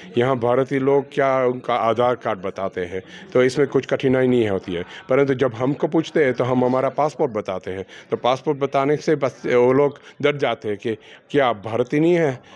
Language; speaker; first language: Hindi; non-native, fluent; Gujarati